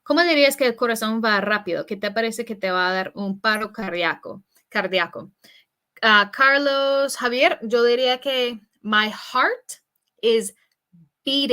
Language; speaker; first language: Spanish; non-native, fluent; English